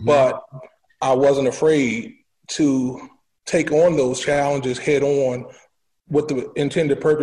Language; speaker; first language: English; native; English